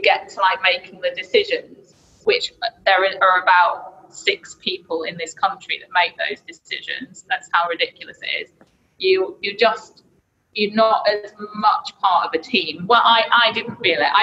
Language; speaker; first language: English; native; English